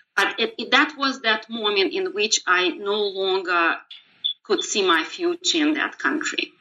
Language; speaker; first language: English; non-native, fluent; Russian